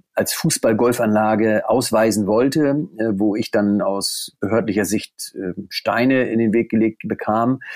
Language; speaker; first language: German; native; German